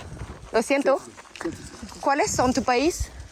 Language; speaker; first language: Spanish; non-native, learner; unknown